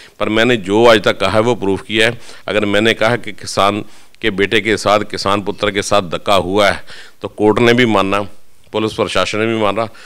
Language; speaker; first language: Hindi; non-native, local second language; Punjabi